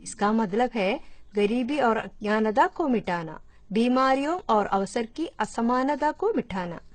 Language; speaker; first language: Hindi; non-native, local second language; Malayalam